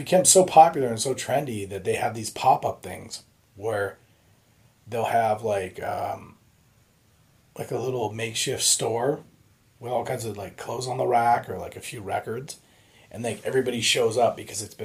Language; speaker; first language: English; native; English